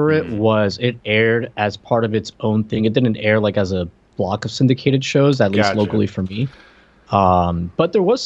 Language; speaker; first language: English; non-native, fluent; Spanish